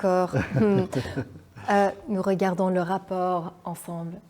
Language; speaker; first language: French; non-native, local second language; Dutch